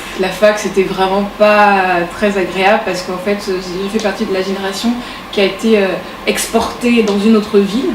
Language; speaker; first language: French; native; French